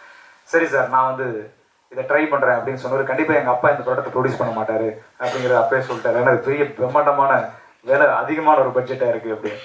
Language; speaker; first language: Tamil; native; Tamil